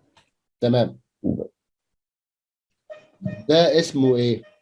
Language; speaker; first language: Arabic; native; Arabic